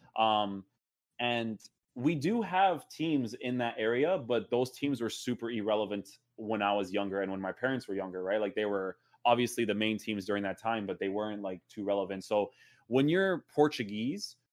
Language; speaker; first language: English; native; English